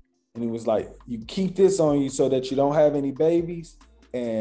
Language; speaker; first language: English; native; English